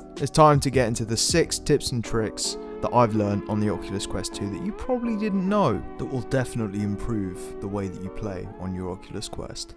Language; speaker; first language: English; native; English